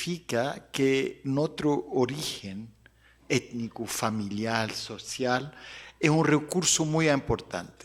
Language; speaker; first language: Spanish; non-native, fluent; Arabic